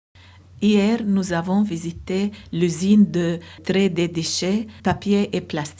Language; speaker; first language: French; non-native, learner; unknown